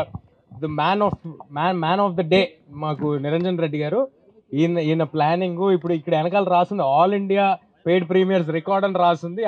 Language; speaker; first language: Telugu; native; Telugu